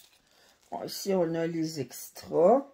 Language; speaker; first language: French; native; French